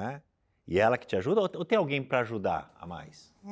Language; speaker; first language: Portuguese; native; Portuguese